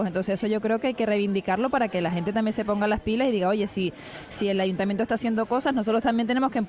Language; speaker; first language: Spanish; native; Spanish